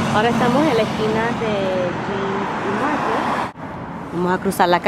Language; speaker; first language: Spanish; early bilingual, heritage; Spanish